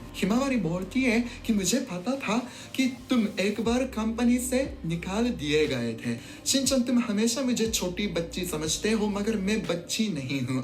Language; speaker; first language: Hindi; non-native, fluent; Japanese